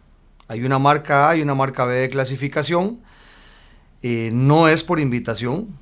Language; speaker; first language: Spanish; native; Spanish